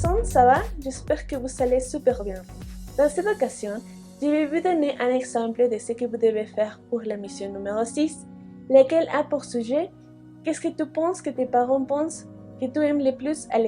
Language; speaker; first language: French; non-native, fluent; Spanish